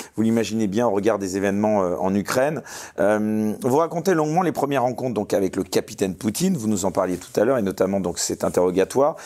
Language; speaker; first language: French; native; French